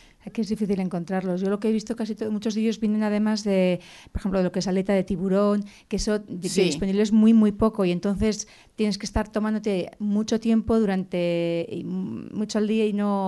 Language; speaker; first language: Spanish; native; Spanish